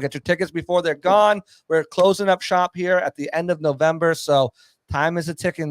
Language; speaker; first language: English; native; English